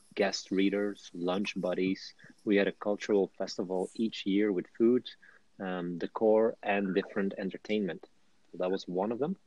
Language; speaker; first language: English; non-native, fluent; Dutch